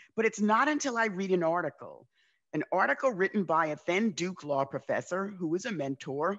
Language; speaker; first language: English; native; English